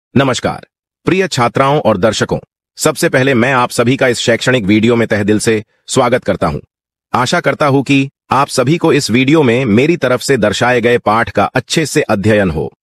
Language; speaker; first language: Hindi; non-native, local second language; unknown